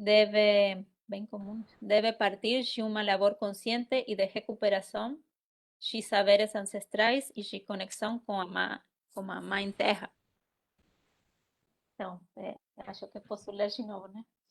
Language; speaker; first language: Portuguese; non-native, fluent; Spanish